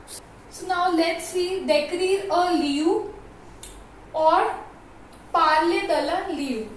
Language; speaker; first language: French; non-native, learner; Hindi